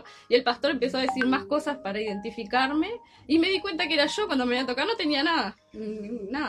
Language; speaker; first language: Spanish; native; Spanish